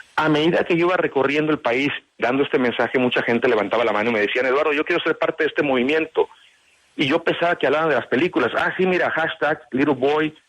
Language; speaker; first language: Spanish; native; Spanish